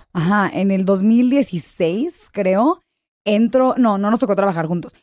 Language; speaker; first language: Spanish; early bilingual, heritage; English